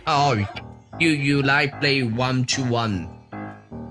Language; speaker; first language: English; non-native, learner; Chinese